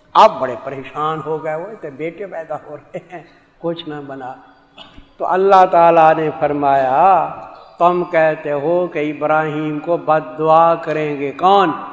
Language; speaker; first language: Urdu; non-native, local second language; Saraiki